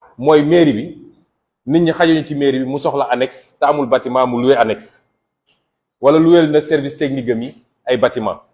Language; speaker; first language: Wolof; non-native, local second language; Jola-Fonyi